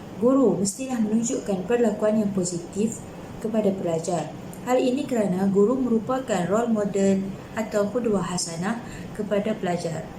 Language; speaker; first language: Malay; native; Malay